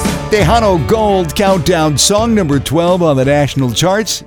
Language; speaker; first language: English; early bilingual, other home language; Spanish